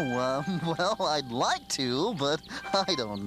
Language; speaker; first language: English; native; English